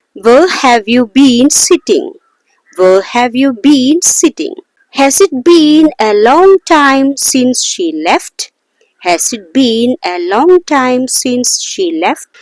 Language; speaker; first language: English; non-native, local second language; Malayalam